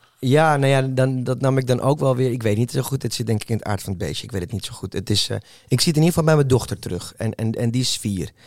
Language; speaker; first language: Dutch; early bilingual, other home language; Spanish